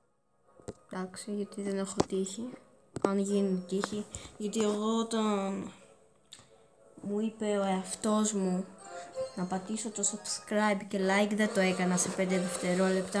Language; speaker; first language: Greek; early bilingual, heritage; Greek